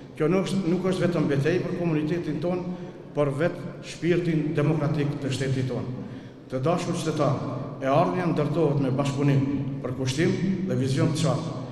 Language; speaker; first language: Albanian; non-native, local second language; Romany